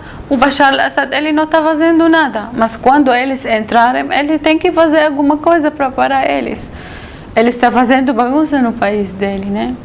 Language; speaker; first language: Portuguese; non-native, learner; Arabic